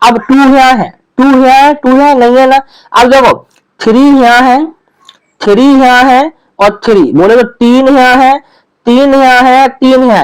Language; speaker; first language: Hindi; native; Hindi